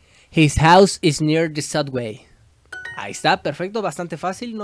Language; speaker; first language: English; non-native, learner; Spanish